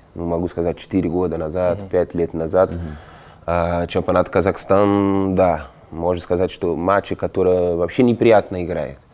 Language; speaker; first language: Russian; non-native, fluent; Portuguese